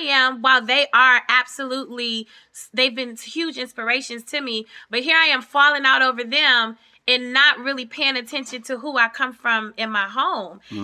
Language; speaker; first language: English; native; English